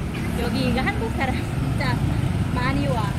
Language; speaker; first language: Korean; non-native, learner; Vietnamese